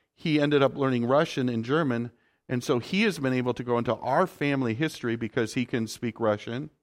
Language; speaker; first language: English; native; English